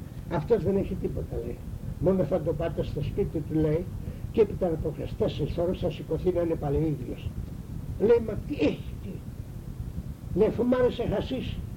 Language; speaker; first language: Greek; native; Greek